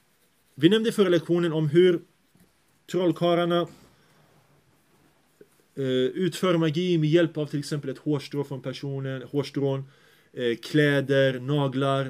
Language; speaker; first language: Swedish; early bilingual, other home language; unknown